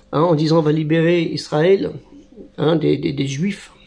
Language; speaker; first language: French; native; French